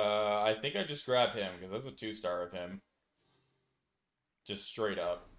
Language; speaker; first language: English; native; English